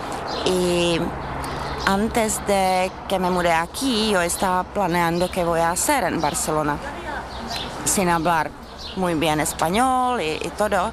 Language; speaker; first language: Spanish; non-native, fluent; Czech